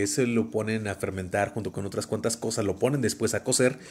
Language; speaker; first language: Spanish; native; Spanish